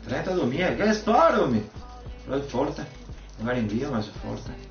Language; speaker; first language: Italian; native; Italian